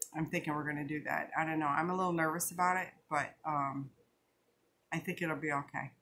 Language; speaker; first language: English; native; English